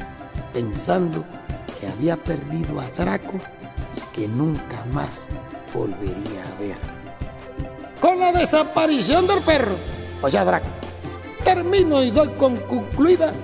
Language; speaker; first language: Spanish; native; Spanish